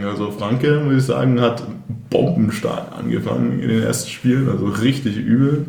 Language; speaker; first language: German; native; German